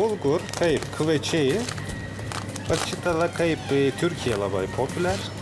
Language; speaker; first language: Lithuanian; non-native, learner; Turkish